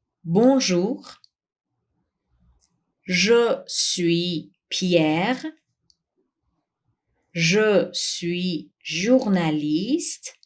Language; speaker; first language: French; non-native, fluent; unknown